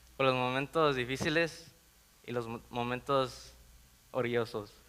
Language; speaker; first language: Spanish; early bilingual, heritage; Spanish